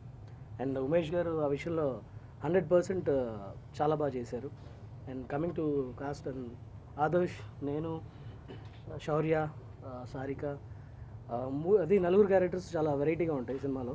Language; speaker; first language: Telugu; native; Telugu